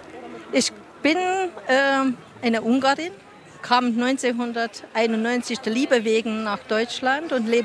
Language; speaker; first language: German; non-native, fluent; Hungarian